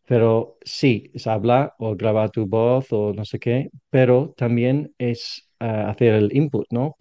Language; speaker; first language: Spanish; non-native, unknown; English